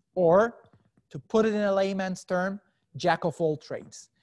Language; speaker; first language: English; non-native, fluent; Turkish